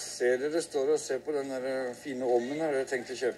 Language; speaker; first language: Norwegian; native; Norwegian